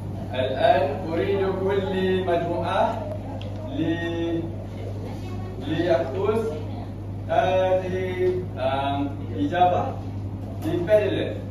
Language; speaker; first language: Arabic; non-native, learner; Malay